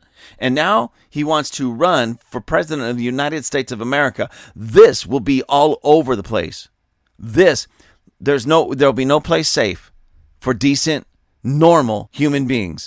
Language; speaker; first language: English; native; English